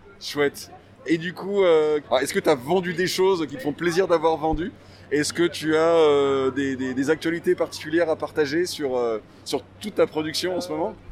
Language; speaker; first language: French; native; French